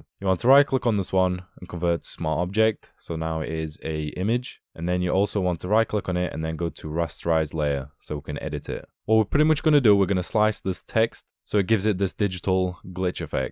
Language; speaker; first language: English; native; English